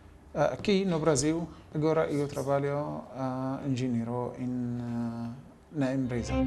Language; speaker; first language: Portuguese; non-native, learner; Arabic